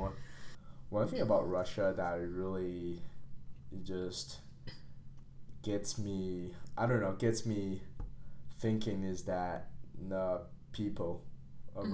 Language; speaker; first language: English; non-native, fluent; Chinese